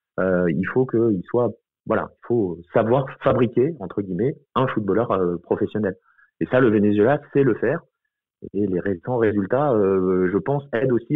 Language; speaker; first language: French; native; French